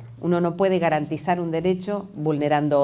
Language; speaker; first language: Spanish; native; Spanish